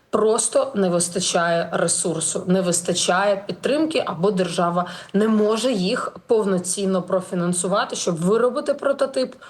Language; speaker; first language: Ukrainian; native; Ukrainian